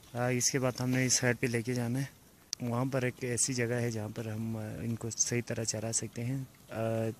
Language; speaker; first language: Urdu; non-native, local second language; Balti